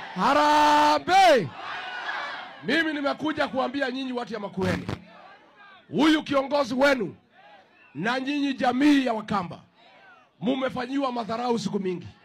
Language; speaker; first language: Swahili; non-native, local second language; Kikuyu